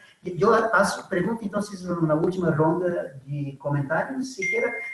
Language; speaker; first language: Portuguese; non-native, learner; Spanish